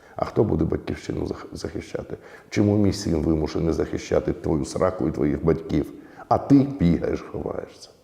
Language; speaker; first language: Ukrainian; non-native, local second language; Russian